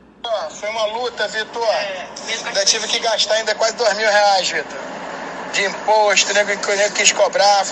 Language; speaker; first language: Portuguese; native; Portuguese